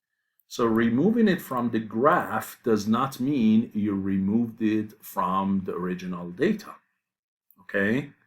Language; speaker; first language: English; non-native, fluent; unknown